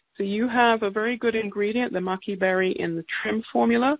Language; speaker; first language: English; native; English